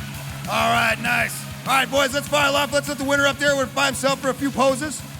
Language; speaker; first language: English; native; English